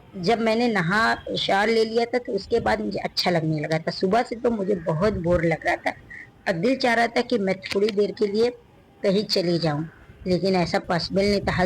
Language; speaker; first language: Hindi; native; Hindi